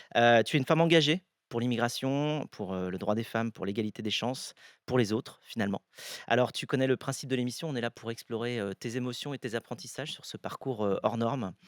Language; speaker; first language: French; native; French